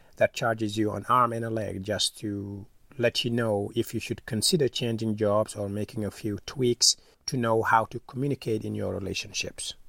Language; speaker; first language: English; non-native, fluent; Wolof